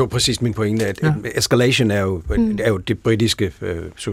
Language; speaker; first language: Danish; native; Danish